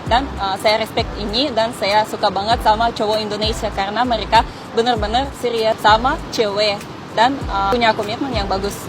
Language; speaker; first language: Indonesian; non-native, fluent; Russian